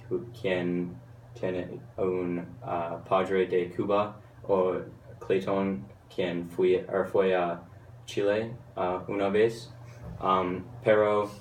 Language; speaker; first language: Spanish; non-native, learner; English